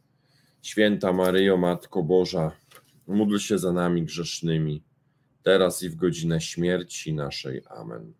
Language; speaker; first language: Polish; native; Polish